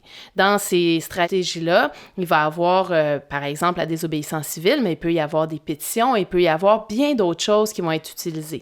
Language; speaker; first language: French; native; French